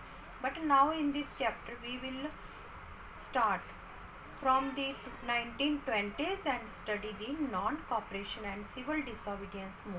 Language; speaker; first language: English; non-native, local second language; Hindi